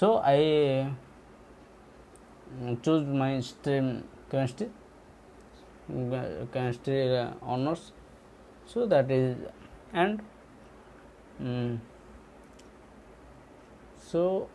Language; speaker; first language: English; non-native, local second language; Odia